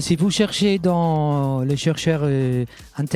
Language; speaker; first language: French; non-native, fluent; Catalan